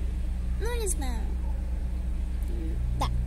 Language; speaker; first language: Russian; early bilingual, heritage; Russian